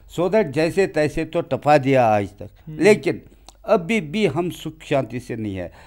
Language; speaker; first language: Hindi; non-native, local second language; Kashmiri